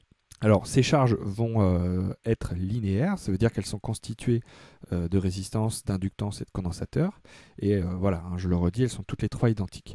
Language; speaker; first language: French; native; French